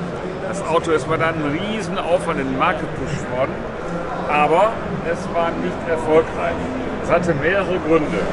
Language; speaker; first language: German; native; German